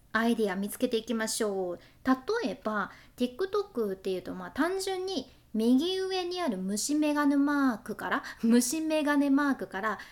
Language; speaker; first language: Japanese; native; Japanese